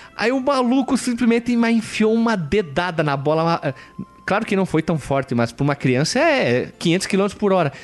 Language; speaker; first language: Portuguese; native; Portuguese